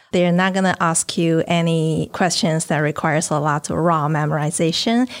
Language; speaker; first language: English; non-native, fluent; Chinese